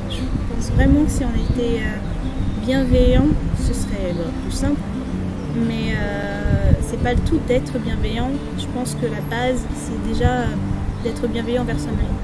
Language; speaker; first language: French; early bilingual, other home language; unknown